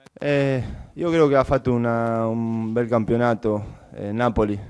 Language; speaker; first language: Italian; non-native, learner; Spanish